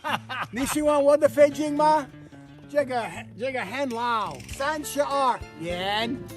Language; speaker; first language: Chinese; non-native, learner; English